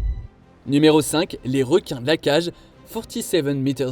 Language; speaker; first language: French; native; French